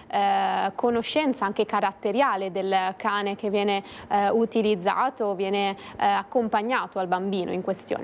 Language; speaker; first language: Italian; native; Italian